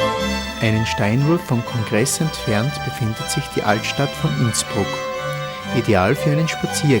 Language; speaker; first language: German; native; German